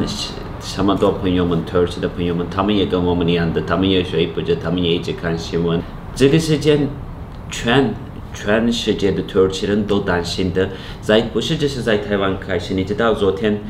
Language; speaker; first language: Chinese; non-native, fluent; Turkish